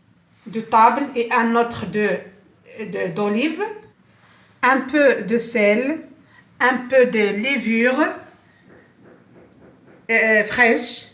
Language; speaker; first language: French; non-native, local second language; Arabic